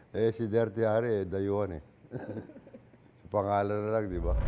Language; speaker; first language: Filipino; native; Filipino